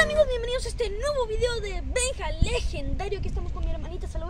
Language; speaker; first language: Spanish; native; Spanish